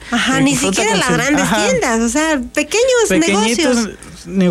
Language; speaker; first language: Spanish; native; Spanish